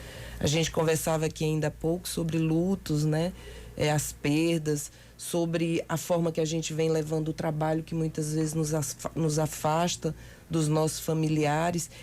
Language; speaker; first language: Portuguese; native; Portuguese